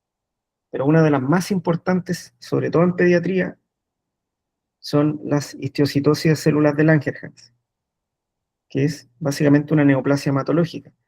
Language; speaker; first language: Spanish; native; Spanish